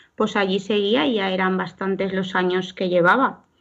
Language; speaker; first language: Spanish; native; Spanish